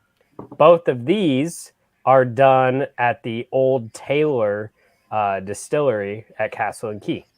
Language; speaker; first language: English; native; English